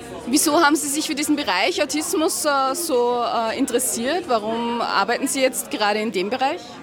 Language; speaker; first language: German; native; German